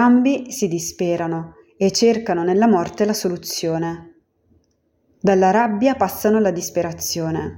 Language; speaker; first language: Italian; native; Italian